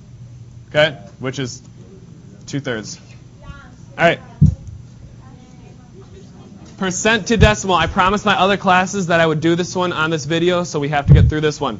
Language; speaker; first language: English; native; English